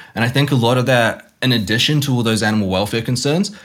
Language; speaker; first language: English; native; English